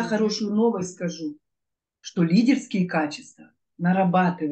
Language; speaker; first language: Russian; native; Russian